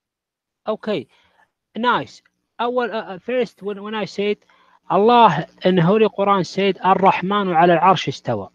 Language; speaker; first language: English; non-native, learner; Arabic